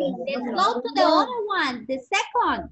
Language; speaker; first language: English; non-native, fluent; Spanish